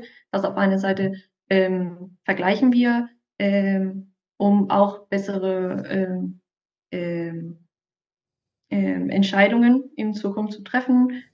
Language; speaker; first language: German; non-native, fluent; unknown